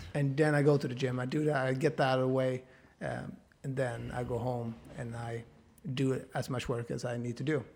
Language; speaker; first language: English; non-native, fluent; Swedish